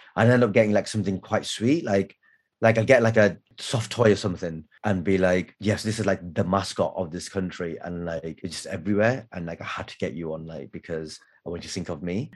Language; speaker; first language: English; native; English